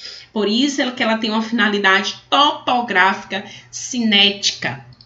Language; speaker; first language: Portuguese; native; Portuguese